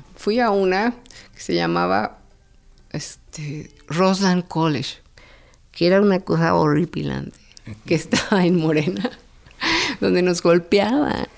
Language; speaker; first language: Spanish; native; Spanish